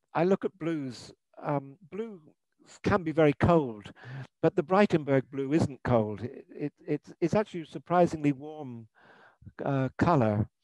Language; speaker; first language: English; native; English